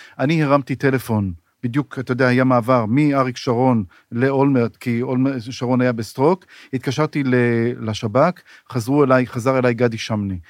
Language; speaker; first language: Hebrew; native; Hebrew